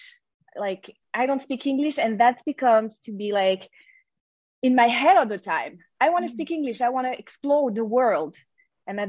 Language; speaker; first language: English; non-native, fluent; French